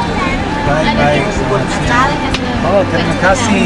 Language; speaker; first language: Indonesian; non-native, fluent; English